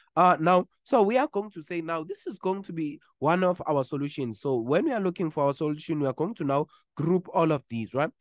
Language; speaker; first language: English; non-native, local second language; Zulu